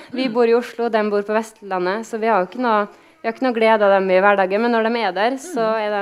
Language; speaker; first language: Norwegian; native; Norwegian